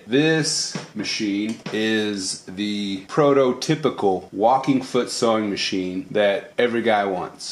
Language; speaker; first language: English; native; English